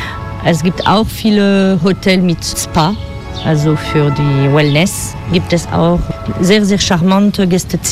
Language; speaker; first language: German; non-native, learner; French